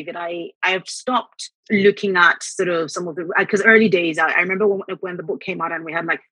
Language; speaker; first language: English; non-native, local second language; Yoruba